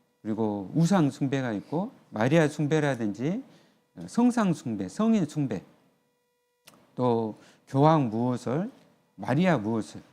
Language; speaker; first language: Korean; native; Korean